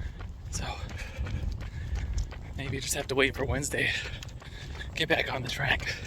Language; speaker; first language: English; native; English